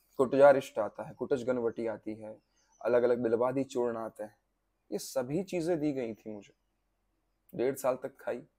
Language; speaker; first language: Hindi; non-native, local second language; Gujarati